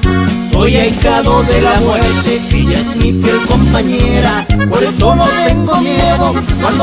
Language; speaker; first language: Spanish; native; Spanish